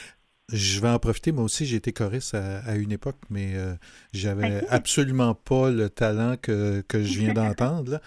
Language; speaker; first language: French; native; French